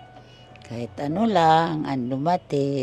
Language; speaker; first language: Filipino; non-native, local second language; Cebuano